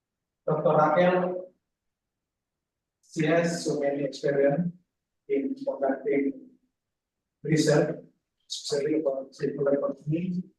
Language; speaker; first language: English; non-native, fluent; Indonesian